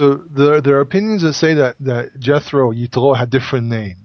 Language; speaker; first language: English; non-native, fluent; Hebrew